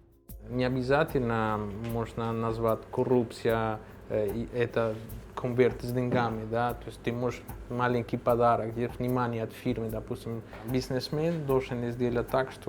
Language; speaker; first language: Russian; non-native, fluent; Spanish